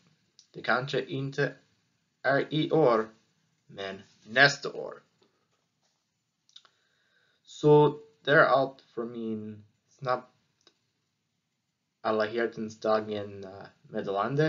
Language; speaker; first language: Swedish; non-native, learner; English